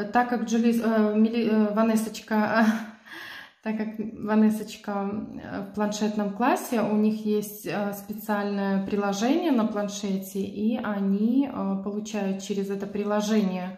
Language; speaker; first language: Russian; native; Russian